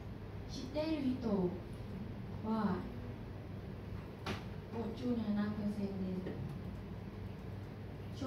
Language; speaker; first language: Japanese; non-native, learner; Thai